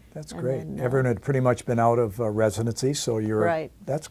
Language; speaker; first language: English; native; English